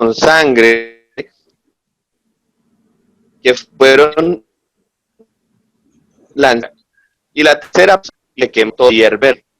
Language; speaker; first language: Spanish; native; Spanish